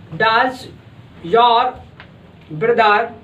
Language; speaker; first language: English; non-native, fluent; Hindi